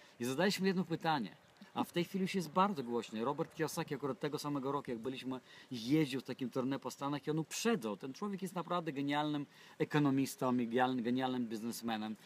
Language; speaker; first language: Polish; non-native, fluent; Russian